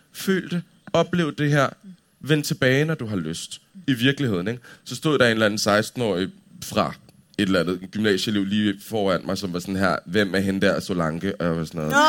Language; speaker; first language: Danish; native; Danish